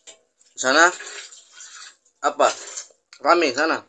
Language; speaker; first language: Indonesian; native; Indonesian